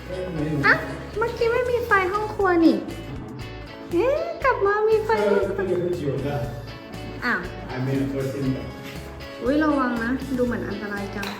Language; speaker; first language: Thai; native; Thai